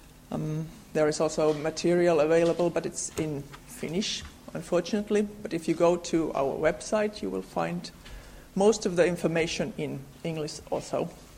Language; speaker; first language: English; non-native, fluent; Finnish